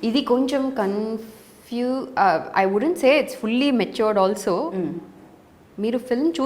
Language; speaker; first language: Telugu; non-native, learner; Tamil